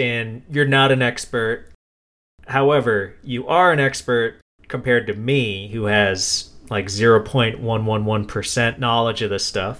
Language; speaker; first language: English; native; English